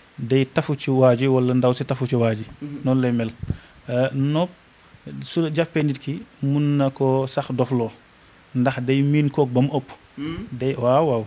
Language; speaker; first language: Wolof; non-native, local second language; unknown